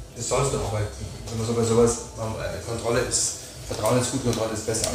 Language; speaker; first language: German; native; German